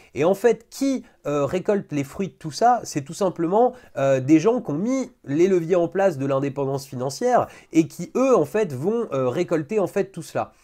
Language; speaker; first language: French; native; French